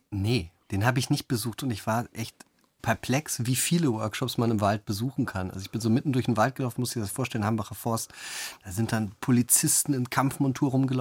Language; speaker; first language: German; native; German